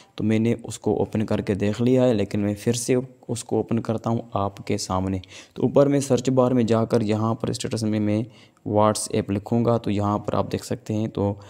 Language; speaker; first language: Urdu; non-native, local second language; Sindhi